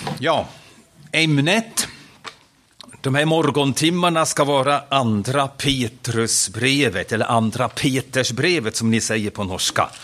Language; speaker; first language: Swedish; non-native, fluent; German